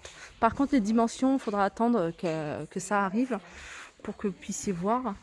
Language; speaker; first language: French; native; French